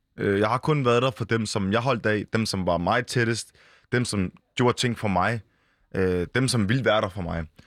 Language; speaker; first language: Danish; early bilingual, other home language; Arabic